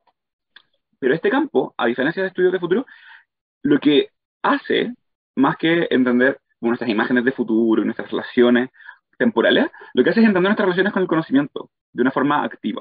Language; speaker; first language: Spanish; native; Spanish